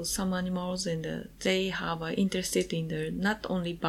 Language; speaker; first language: English; non-native, learner; Japanese